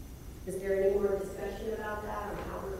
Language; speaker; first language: English; native; English